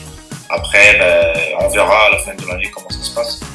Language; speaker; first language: French; non-native, local second language; Malagasy